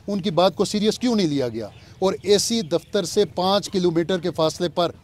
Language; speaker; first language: Urdu; native; Urdu